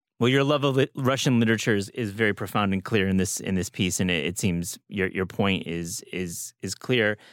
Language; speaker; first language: English; native; English